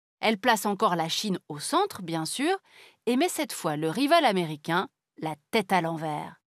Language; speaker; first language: French; native; French